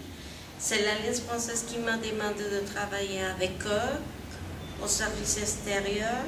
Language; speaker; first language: French; non-native, fluent; Spanish